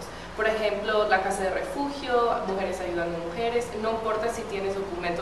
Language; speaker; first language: Spanish; non-native, fluent; English